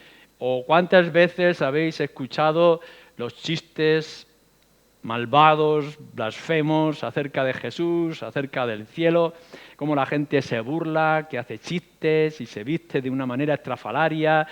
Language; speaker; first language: Spanish; native; Spanish